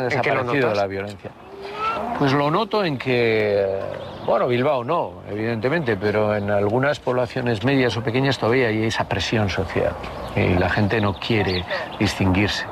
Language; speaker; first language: Spanish; native; Spanish